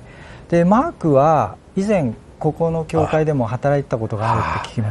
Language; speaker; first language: Japanese; native; Japanese